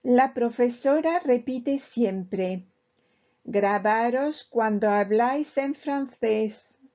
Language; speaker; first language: Spanish; non-native, fluent; French